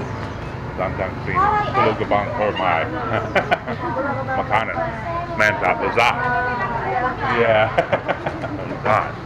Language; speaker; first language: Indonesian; non-native, learner; English